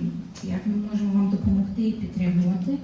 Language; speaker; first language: Ukrainian; early bilingual, heritage; Ukrainian